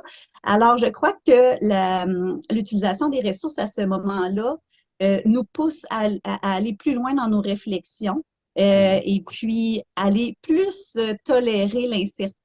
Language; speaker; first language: French; native; French